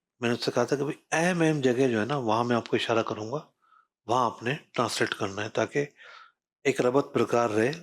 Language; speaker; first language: Urdu; non-native, local second language; Sindhi